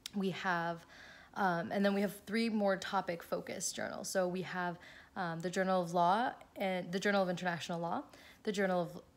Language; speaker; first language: English; native; English